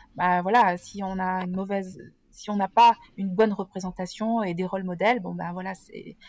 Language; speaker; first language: French; native; French